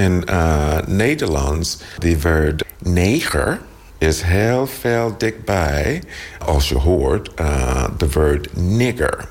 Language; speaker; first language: Dutch; non-native, learner; English